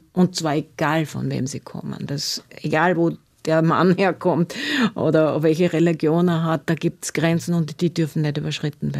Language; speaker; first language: German; native; German